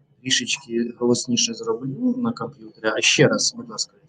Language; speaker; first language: Ukrainian; non-native, learner; Russian